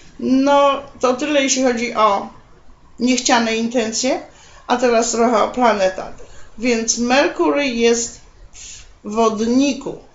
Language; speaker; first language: Polish; native; Polish